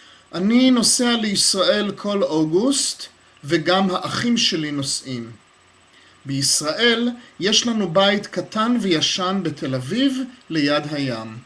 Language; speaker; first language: Hebrew; non-native, learner; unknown